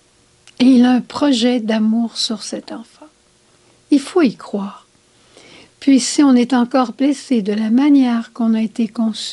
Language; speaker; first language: French; native; French